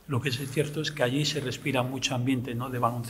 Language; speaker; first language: Spanish; native; Spanish